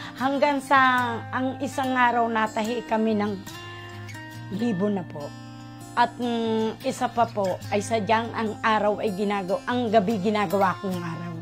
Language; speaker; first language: Filipino; native; Filipino